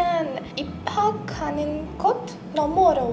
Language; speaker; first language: Korean; non-native, learner; Russian